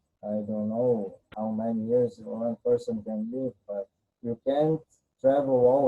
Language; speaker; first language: English; non-native, learner; Portuguese